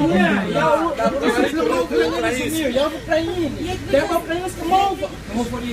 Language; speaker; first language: Ukrainian; non-native, learner; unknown